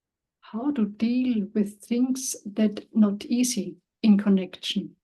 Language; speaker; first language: English; non-native, learner; German